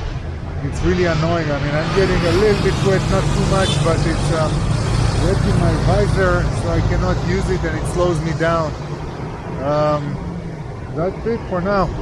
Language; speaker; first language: English; non-native, fluent; Hebrew